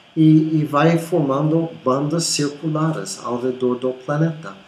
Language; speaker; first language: Portuguese; non-native, fluent; English